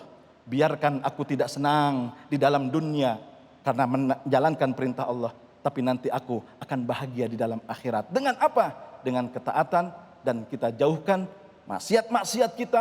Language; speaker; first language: Indonesian; native; Indonesian